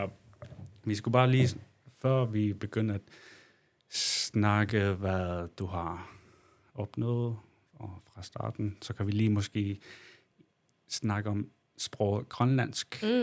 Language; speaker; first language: Danish; non-native, local second language; Kalaallisut